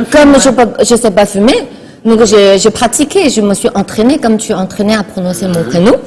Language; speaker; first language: French; non-native, fluent; Chinese